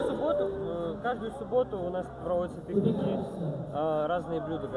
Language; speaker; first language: Russian; native; Russian